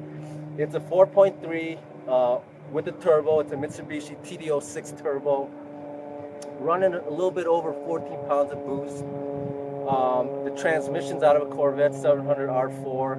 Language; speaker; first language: English; native; English